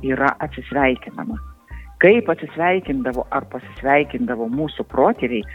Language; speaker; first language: Lithuanian; native; Lithuanian